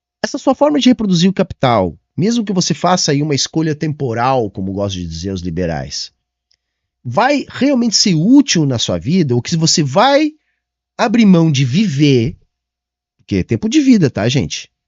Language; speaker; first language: Portuguese; native; Portuguese